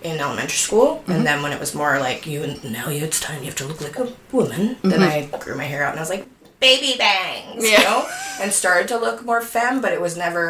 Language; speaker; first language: English; native; English